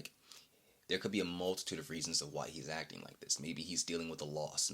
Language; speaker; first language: English; native; English